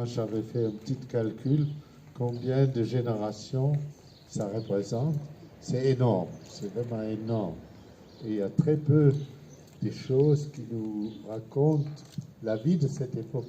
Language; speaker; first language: French; non-native, fluent; German